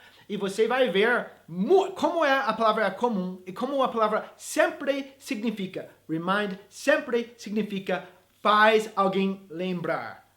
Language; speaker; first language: Portuguese; non-native, fluent; English